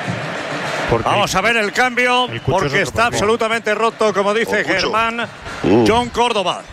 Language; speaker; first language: Spanish; native; Spanish